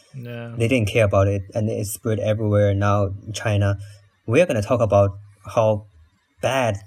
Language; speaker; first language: English; non-native, fluent; Chinese